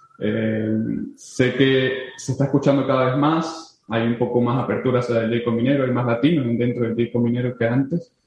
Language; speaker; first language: Spanish; native; Spanish